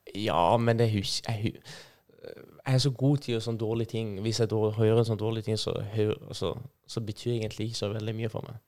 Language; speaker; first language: Norwegian; non-native, fluent; Persian